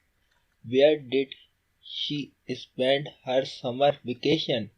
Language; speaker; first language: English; non-native, learner; Urdu